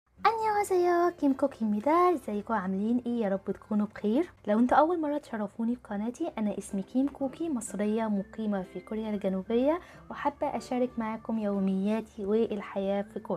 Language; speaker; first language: Arabic; native; Arabic